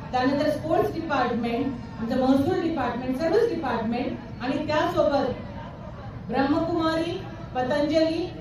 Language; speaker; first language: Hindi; non-native, local second language; Marathi